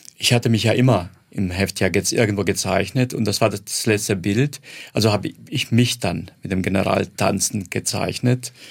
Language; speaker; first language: German; non-native, fluent; Croatian